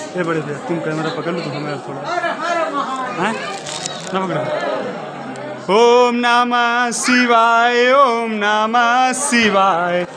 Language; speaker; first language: Hindi; native; Hindi